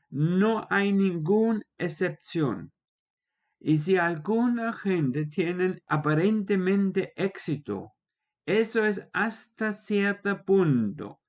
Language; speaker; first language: Spanish; non-native, fluent; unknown